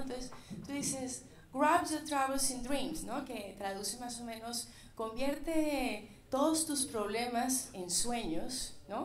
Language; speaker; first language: Spanish; native; Spanish